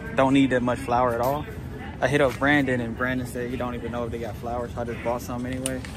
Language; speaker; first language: English; native; English